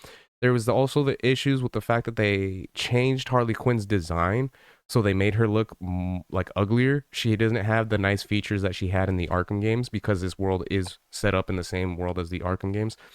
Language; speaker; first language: English; native; English